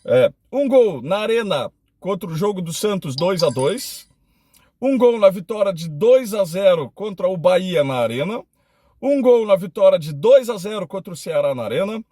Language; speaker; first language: Portuguese; native; Portuguese